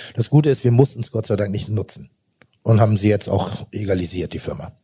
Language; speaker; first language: German; native; German